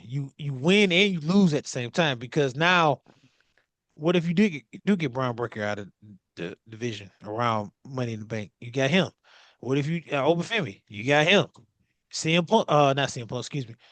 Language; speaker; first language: English; native; English